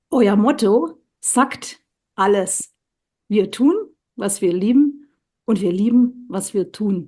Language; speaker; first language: German; native; German